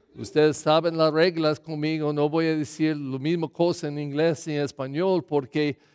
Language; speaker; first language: Spanish; non-native, learner; English